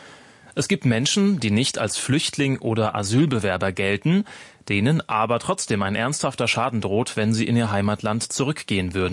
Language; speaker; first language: German; native; German